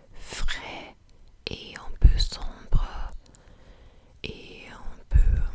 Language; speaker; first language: French; non-native, fluent; English